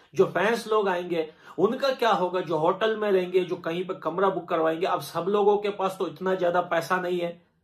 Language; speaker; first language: Hindi; native; Hindi